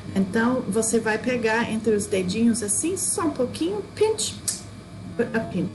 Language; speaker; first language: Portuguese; non-native, fluent; English